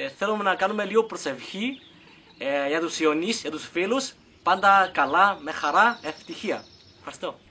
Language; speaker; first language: Greek; non-native, learner; Chinese